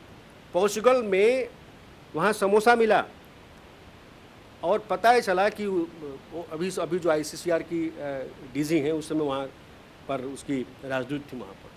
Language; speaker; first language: Hindi; native; Hindi